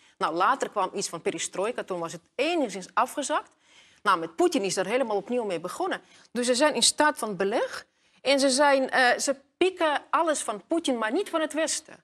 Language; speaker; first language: Dutch; non-native, fluent; Russian